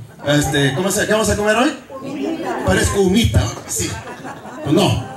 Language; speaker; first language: Spanish; native; Spanish